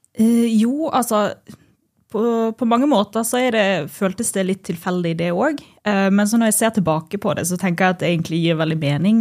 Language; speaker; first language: Norwegian; native; Norwegian